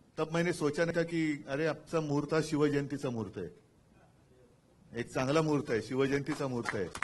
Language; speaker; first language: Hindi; non-native, local second language; Marathi